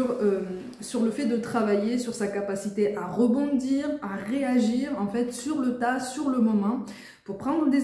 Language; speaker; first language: French; native; French